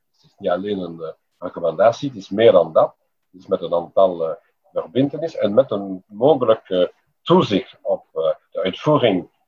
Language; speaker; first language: Dutch; non-native, local second language; French